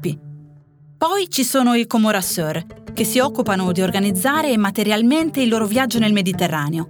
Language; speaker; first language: Italian; native; Italian